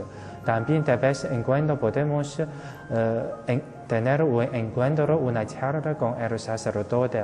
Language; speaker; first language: Spanish; non-native, fluent; Chinese